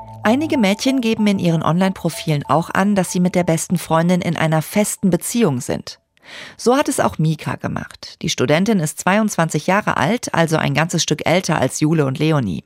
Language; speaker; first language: German; native; German